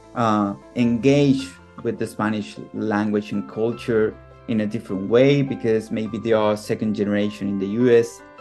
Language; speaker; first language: English; non-native, fluent; Spanish